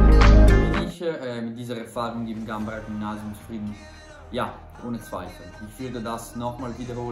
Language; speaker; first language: German; non-native, fluent; Italian